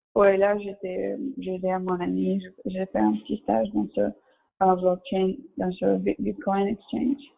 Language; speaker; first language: French; non-native, fluent; Russian